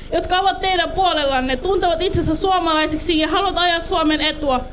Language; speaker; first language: Finnish; early bilingual, other home language; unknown